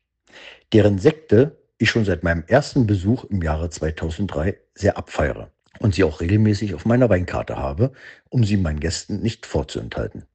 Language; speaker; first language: German; native; German